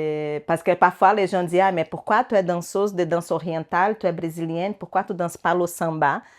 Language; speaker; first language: French; non-native, learner; Portuguese